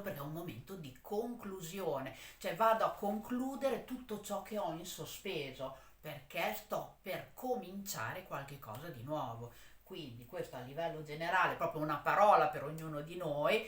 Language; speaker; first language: Italian; native; Italian